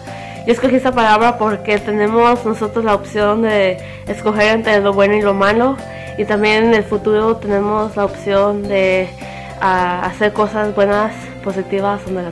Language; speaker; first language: Spanish; early bilingual, other home language; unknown